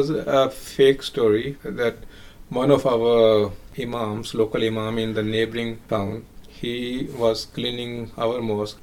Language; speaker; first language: English; non-native, local second language; Punjabi